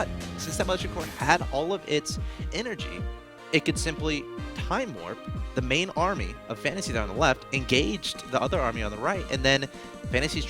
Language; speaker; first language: English; native; English